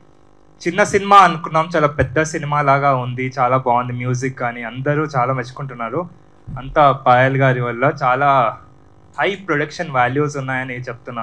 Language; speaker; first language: Telugu; native; Telugu